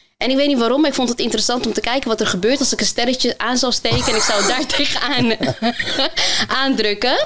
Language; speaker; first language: Dutch; early bilingual, other home language; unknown